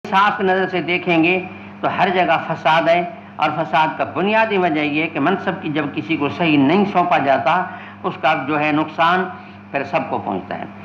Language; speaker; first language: Urdu; non-native, local second language; Sindhi